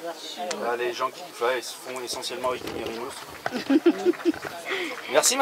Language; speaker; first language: French; native; French